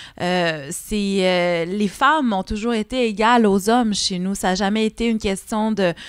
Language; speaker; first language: French; non-native, local second language; Innu-aimun